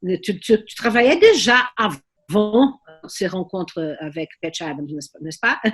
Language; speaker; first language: French; non-native, learner; Portuguese